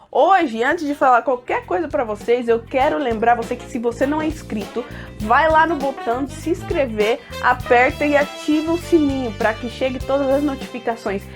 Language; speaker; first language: Portuguese; early bilingual, heritage; Portuguese